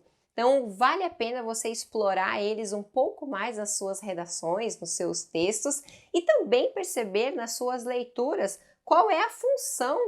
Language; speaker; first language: Portuguese; native; Portuguese